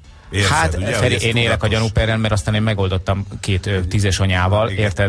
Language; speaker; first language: Hungarian; native; Hungarian